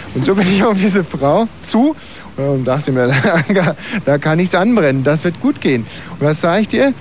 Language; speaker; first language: German; native; German